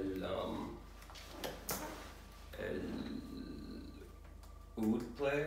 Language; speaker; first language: Arabic; non-native, learner; English